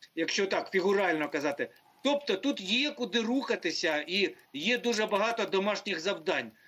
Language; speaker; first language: Ukrainian; native; Ukrainian